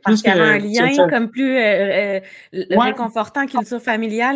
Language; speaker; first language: French; native; French